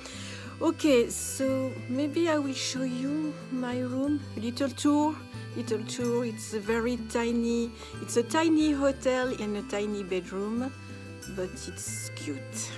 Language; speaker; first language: English; non-native, fluent; French